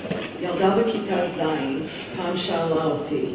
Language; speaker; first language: Hebrew; non-native, fluent; English